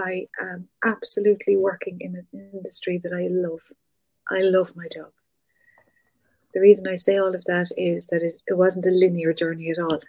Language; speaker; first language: English; native; English